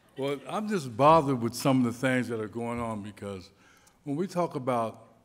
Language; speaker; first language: English; native; English